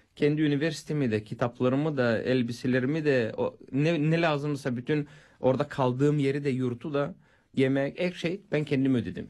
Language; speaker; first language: Turkish; non-native, fluent; Bulgarian